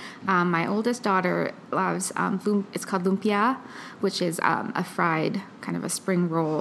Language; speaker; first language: English; early bilingual, other home language; Filipino